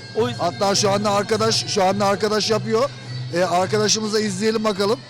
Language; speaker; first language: Turkish; native; Turkish